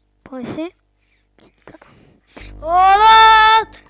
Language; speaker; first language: Finnish; native; Finnish